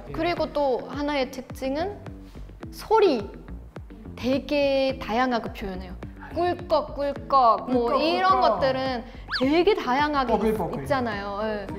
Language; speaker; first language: Korean; non-native, fluent; German